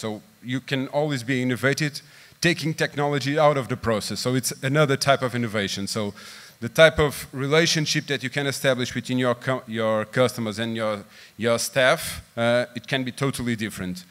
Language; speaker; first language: English; non-native, fluent; Portuguese